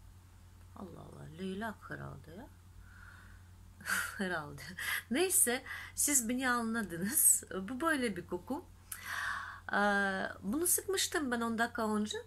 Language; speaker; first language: Turkish; non-native, fluent; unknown